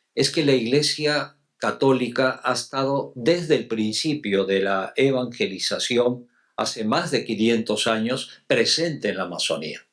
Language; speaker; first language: Spanish; native; Spanish